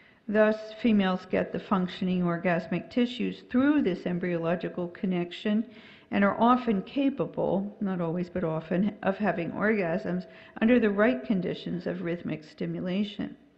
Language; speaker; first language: English; native; English